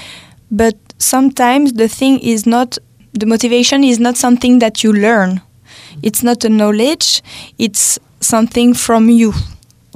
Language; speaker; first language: English; non-native, fluent; French